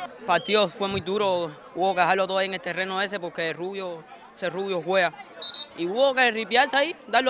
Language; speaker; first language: Spanish; native; Spanish